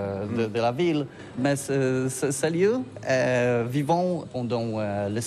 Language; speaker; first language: French; non-native, learner; Polish